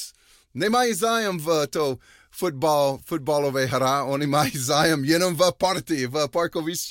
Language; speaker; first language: Czech; non-native, learner; English